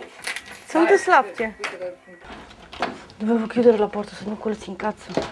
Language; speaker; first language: Italian; non-native, fluent; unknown